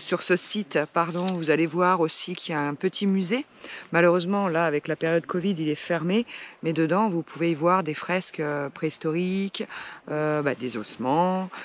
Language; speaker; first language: French; native; French